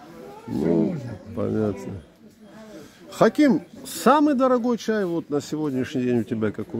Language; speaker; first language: Russian; native; Russian